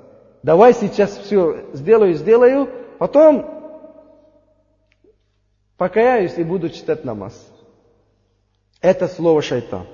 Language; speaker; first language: Russian; non-native, learner; Uzbek